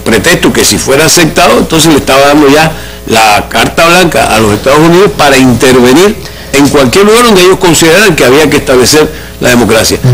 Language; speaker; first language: Spanish; native; Spanish